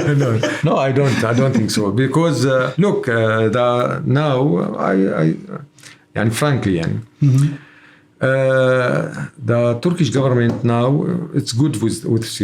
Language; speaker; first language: English; non-native, learner; Arabic